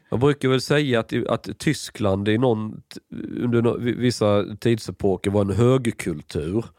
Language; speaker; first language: Swedish; native; Swedish